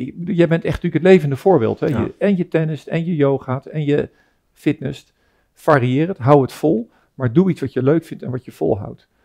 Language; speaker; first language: Dutch; native; Dutch